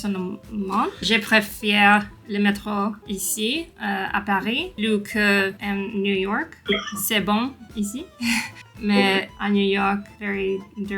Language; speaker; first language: French; non-native, learner; English